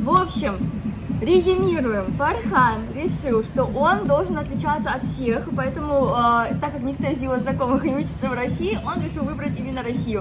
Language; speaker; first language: Russian; native; Russian